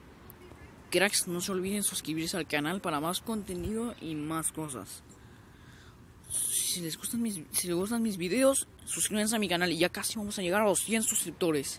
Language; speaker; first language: Spanish; native; Spanish